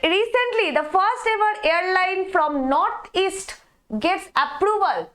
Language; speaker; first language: English; non-native, local second language; Bangla